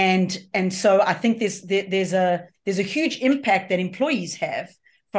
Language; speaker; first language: English; native; English